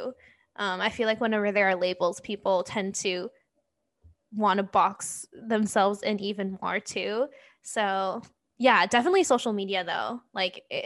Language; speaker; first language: English; non-native, local second language; Cantonese